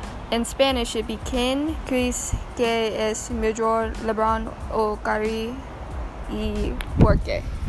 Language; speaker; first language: Spanish; non-native, learner; English